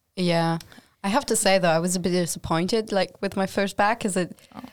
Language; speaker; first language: English; non-native, fluent; German